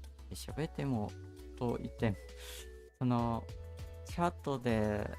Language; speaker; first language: Japanese; non-native, learner; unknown